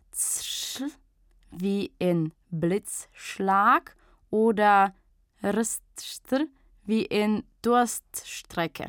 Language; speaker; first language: German; native; German